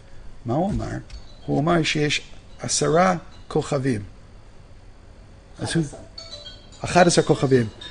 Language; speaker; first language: Hebrew; non-native, fluent; English